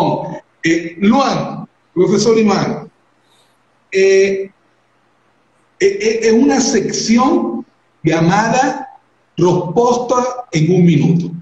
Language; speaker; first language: Portuguese; non-native, learner; Spanish